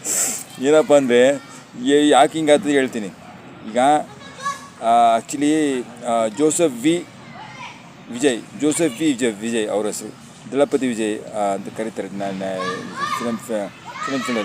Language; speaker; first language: Kannada; native; Kannada